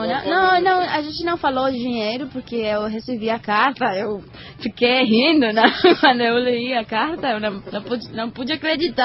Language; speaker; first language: Portuguese; non-native, learner; Spanish